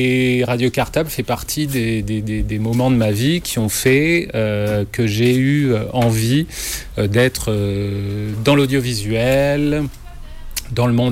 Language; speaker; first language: French; native; French